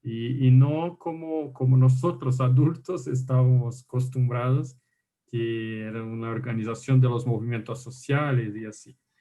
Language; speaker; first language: Spanish; non-native, fluent; Portuguese